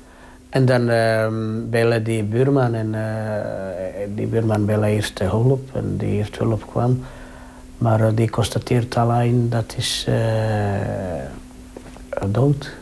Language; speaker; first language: Dutch; non-native, learner; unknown